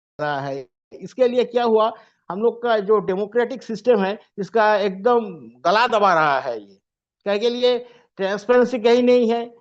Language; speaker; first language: Hindi; non-native, local second language; Bangla